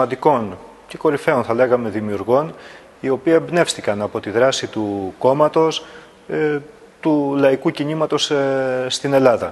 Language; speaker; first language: Greek; native; Greek